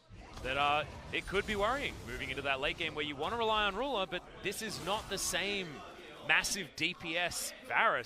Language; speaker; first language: English; native; English